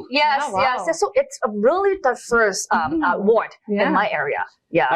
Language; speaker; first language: English; non-native, local second language; Cantonese